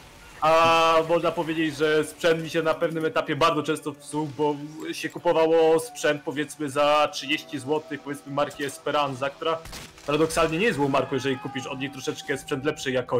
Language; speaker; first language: Polish; native; Polish